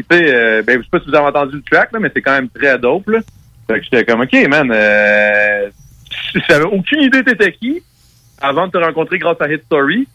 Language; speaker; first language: French; native; French